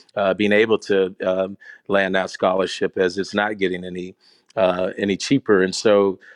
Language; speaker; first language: English; native; English